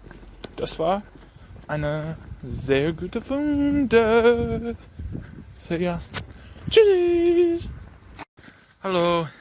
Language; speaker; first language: German; non-native, learner; English